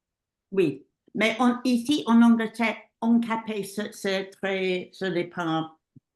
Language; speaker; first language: French; non-native, learner; English